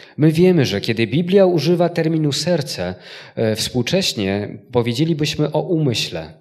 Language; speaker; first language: Polish; native; Polish